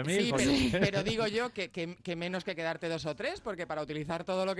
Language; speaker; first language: Spanish; native; Spanish